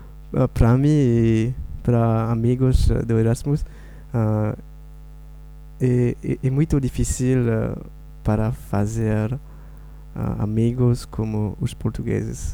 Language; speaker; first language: Portuguese; non-native, learner; Morisyen